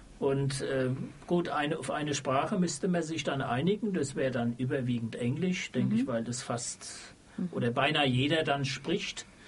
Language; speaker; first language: German; native; German